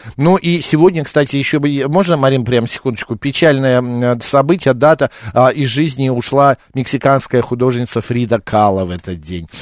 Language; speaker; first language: Russian; native; Russian